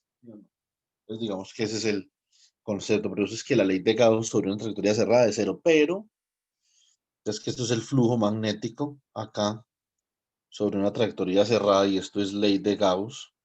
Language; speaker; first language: Spanish; native; Spanish